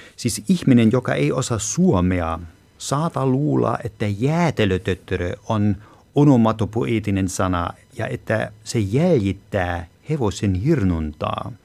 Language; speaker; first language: Finnish; non-native, fluent; German